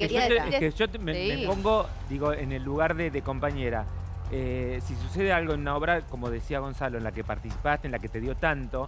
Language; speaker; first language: Spanish; native; Spanish